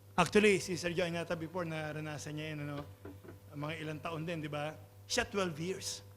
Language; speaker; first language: Filipino; non-native, local second language; Pampanga